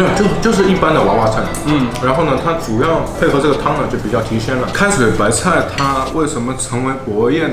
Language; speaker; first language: Chinese; native; Chinese